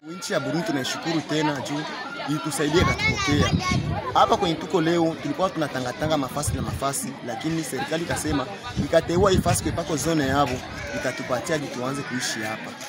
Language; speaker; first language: Swahili; native; Swahili